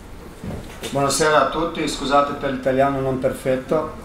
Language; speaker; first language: Italian; non-native, fluent; Slovenian